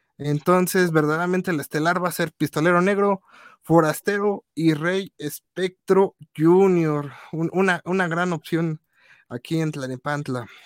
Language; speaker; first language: Spanish; native; Spanish